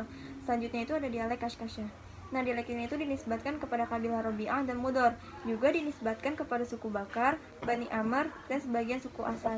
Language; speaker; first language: Indonesian; native; Indonesian